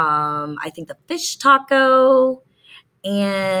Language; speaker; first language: English; native; English